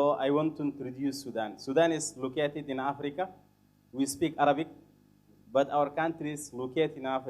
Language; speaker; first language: English; non-native, fluent; Arabic